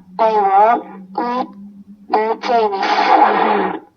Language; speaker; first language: English; non-native, learner; Indonesian